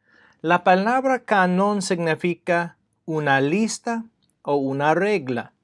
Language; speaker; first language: Spanish; non-native, fluent; English